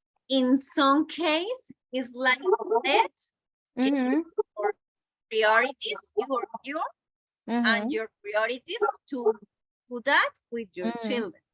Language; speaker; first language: English; non-native, learner; Spanish